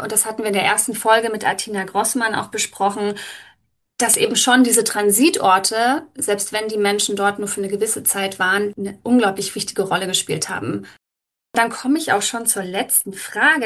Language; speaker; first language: German; native; German